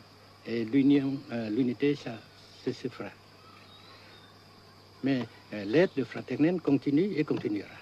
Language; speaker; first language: French; non-native, fluent; Vietnamese